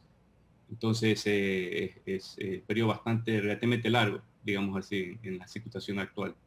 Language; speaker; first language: Spanish; native; Spanish